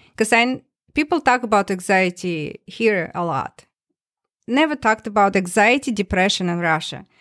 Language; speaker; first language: English; non-native, learner; Russian